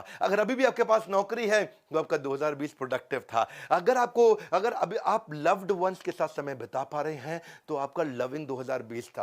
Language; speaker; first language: Hindi; native; Hindi